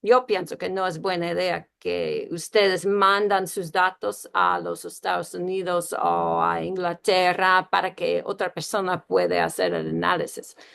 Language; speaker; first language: Spanish; early bilingual, heritage; Spanish